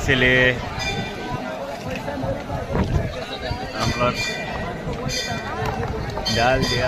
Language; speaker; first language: Hindi; non-native, local second language; Odia